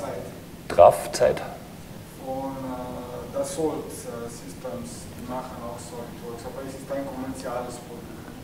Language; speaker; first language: German; non-native, fluent; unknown